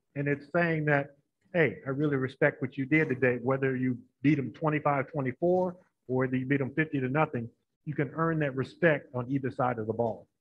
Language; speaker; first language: English; native; English